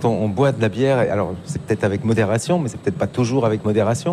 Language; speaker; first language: French; native; French